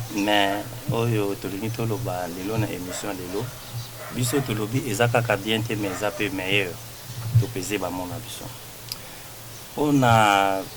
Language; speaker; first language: Lingala; non-native, local second language; Mongo